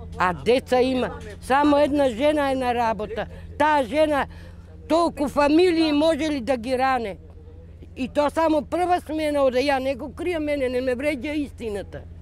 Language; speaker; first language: Macedonian; non-native, local second language; Romany